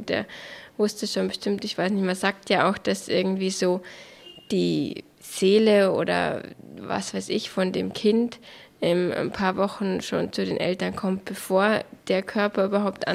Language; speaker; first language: German; native; German